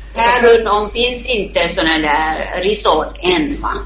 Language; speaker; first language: Swedish; non-native, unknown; Thai